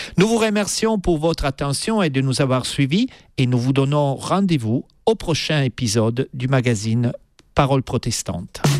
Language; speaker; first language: French; native; French